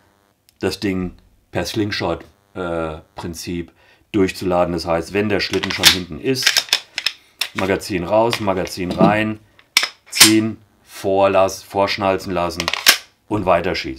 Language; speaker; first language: German; native; German